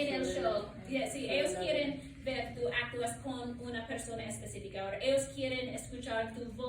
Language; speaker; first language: Spanish; non-native, learner; English